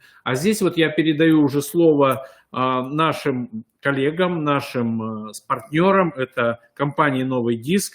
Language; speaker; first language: Russian; native; Russian